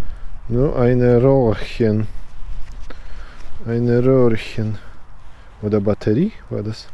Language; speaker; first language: German; non-native, learner; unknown